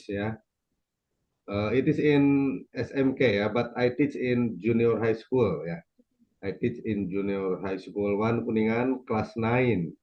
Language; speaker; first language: English; non-native, learner; Indonesian